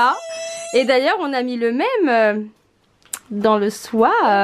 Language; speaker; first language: French; native; French